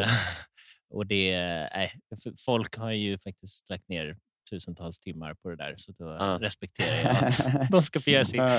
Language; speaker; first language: Swedish; native; Swedish